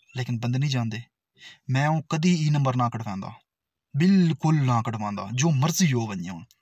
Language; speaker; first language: Urdu; non-native, local second language; Punjabi